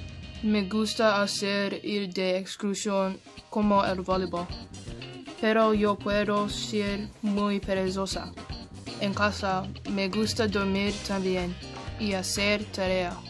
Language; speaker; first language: Spanish; non-native, learner; English